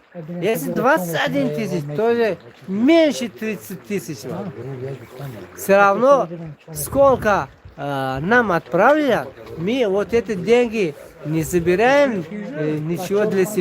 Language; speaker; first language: Russian; non-native, local second language; Tajik